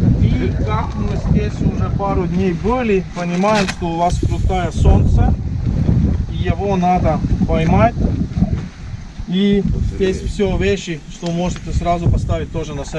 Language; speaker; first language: Russian; non-native, learner; Estonian